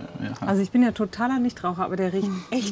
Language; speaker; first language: German; native; German